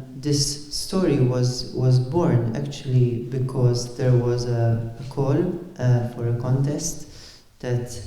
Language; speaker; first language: English; non-native, local second language; Maltese